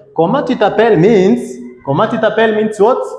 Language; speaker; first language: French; non-native, fluent; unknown